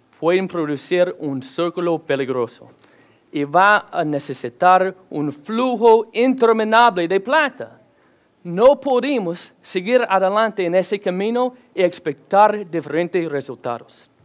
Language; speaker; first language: Spanish; non-native, learner; English